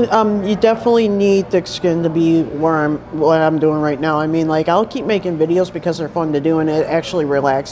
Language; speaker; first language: English; native; English